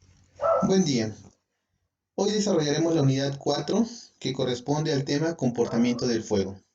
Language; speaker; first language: Spanish; native; Spanish